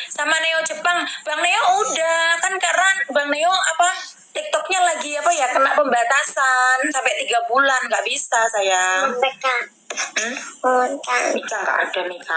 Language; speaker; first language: Indonesian; non-native, local second language; Javanese